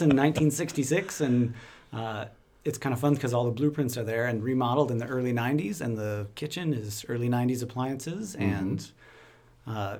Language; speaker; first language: English; native; English